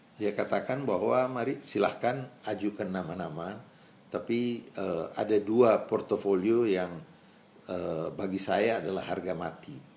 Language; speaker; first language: Indonesian; native; Indonesian